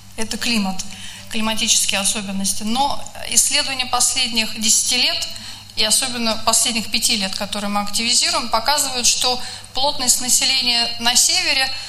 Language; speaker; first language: Russian; native; Russian